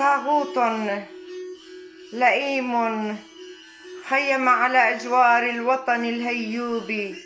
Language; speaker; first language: Arabic; non-native, local second language; Kurdish